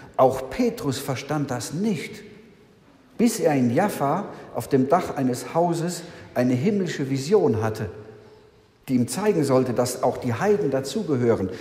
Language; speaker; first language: German; native; German